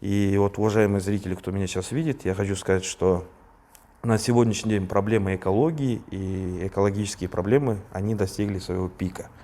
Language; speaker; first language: Russian; non-native, local second language; Kazakh